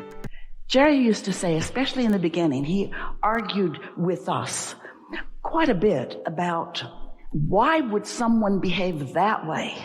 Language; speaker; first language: English; native; English